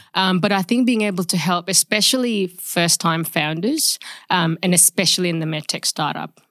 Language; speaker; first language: English; early bilingual, other home language; Indonesian